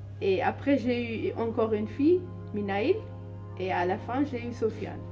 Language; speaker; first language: French; non-native, learner; Hindi